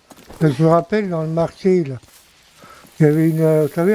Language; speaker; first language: French; native; French